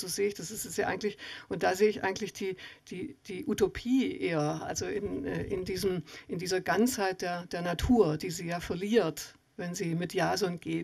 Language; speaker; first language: German; native; German